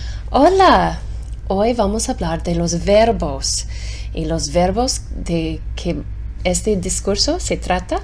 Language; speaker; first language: Spanish; non-native, fluent; English